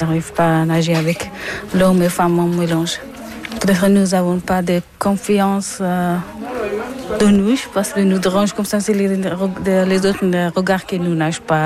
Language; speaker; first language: French; non-native, learner; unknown